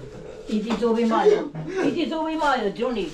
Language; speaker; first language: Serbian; non-native, local second language; Albanian